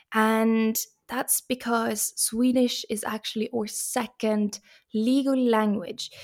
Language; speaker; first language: English; non-native, fluent; Finnish